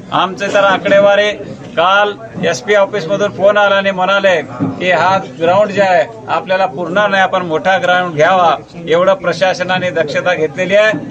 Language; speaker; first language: Marathi; non-native, local second language; Lambadi